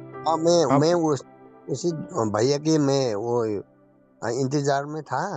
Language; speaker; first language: Hindi; non-native, learner; Nepali